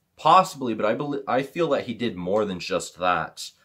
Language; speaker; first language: English; native; English